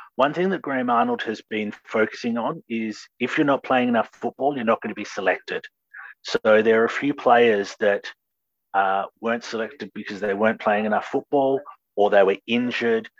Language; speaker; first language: English; native; English